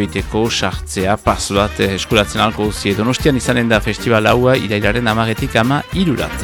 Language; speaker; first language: Basque; native; Basque